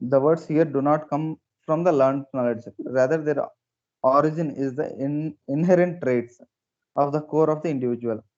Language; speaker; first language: English; non-native, local second language; Telugu